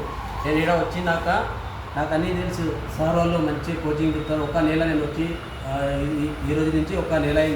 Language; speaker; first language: Telugu; non-native, learner; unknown